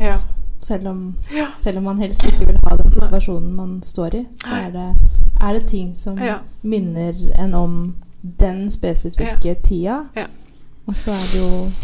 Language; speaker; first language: Norwegian; native; Norwegian